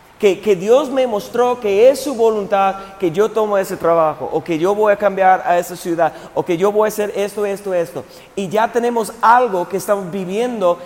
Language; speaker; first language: Spanish; non-native, fluent; English